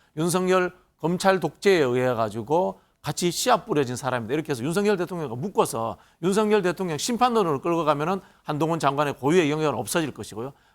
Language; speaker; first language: Korean; native; Korean